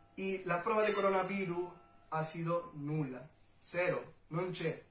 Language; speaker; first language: Italian; non-native, learner; Spanish